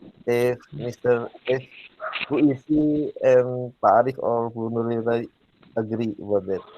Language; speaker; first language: English; non-native, learner; Indonesian